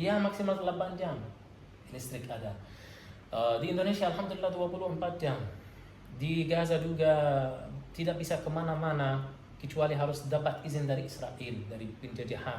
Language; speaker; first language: Indonesian; non-native, learner; Arabic